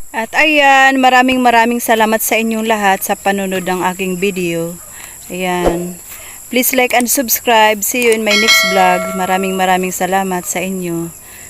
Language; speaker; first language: Filipino; non-native, local second language; Waray